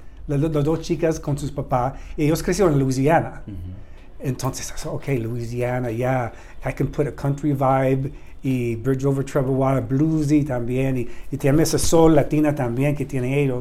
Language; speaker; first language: Spanish; non-native, learner; English